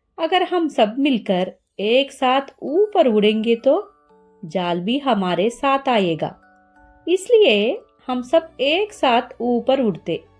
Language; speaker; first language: Hindi; non-native, learner; Telugu